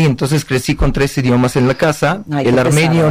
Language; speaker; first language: Spanish; non-native, fluent; Uzbek